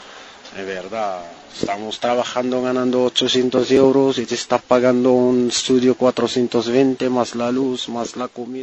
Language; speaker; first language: Spanish; non-native, learner; Arabic